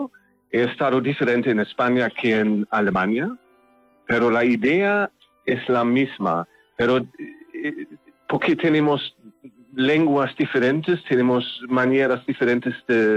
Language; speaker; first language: Spanish; non-native, learner; German